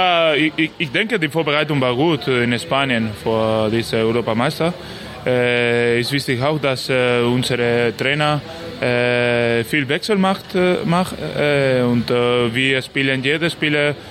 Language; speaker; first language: German; non-native, learner; Spanish